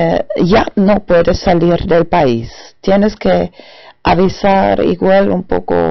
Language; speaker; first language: Spanish; non-native, fluent; German